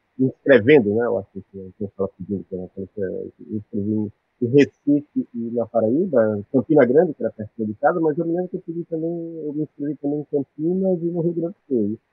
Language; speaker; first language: Portuguese; native; Portuguese